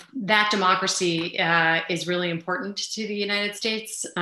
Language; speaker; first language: English; early bilingual, other home language; Armenian